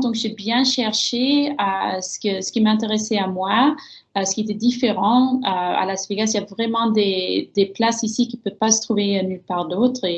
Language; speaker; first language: French; early bilingual, heritage; French